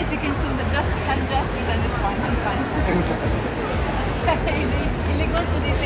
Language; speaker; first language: English; non-native, fluent; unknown